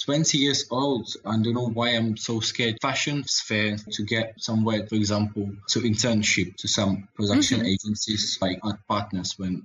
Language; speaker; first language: English; non-native, learner; Russian